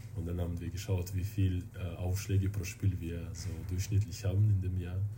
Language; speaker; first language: German; non-native, fluent; Russian